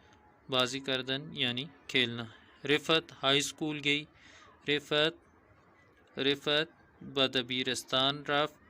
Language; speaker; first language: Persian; non-native, fluent; Urdu